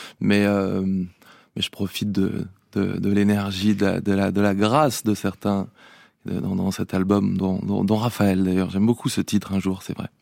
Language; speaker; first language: French; native; French